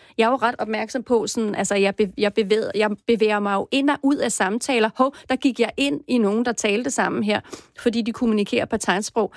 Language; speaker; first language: Danish; native; Danish